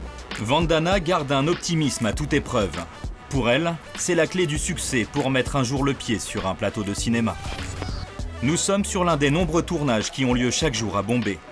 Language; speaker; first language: French; native; French